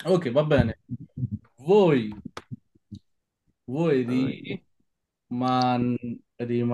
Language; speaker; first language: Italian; non-native, fluent; Bangla